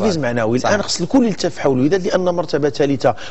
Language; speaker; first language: Arabic; native; Arabic